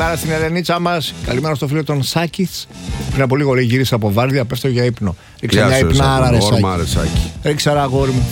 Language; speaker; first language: Greek; native; Greek